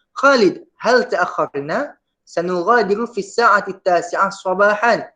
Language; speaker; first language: Arabic; non-native, fluent; Malay